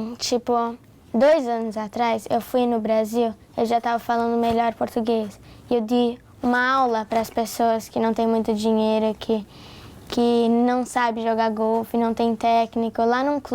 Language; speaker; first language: Portuguese; early bilingual, heritage; English